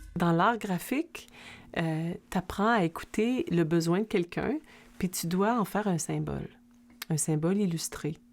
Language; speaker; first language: French; native; French